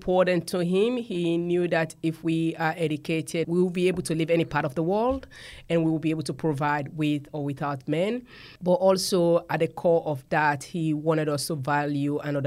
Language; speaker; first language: English; non-native, local second language; Krio